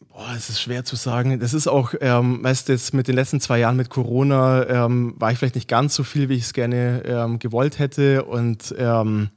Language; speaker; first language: German; native; German